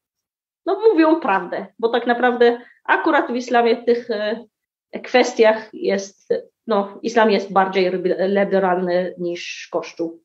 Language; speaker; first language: Polish; early bilingual, heritage; Arabic